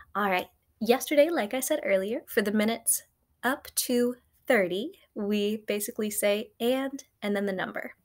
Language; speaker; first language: English; native; English